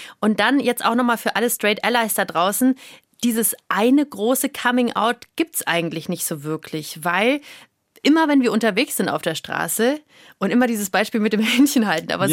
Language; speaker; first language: German; native; German